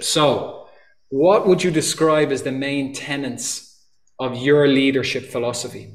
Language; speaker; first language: English; native; English